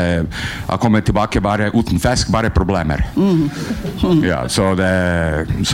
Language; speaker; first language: Norwegian; non-native, learner; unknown